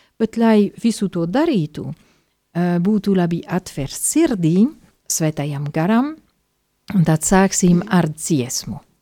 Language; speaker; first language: Latvian; native; Latvian